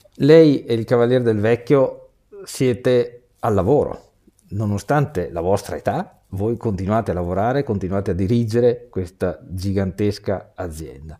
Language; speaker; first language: Italian; native; Italian